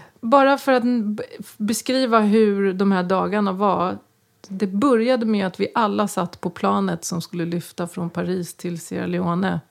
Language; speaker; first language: Swedish; native; Swedish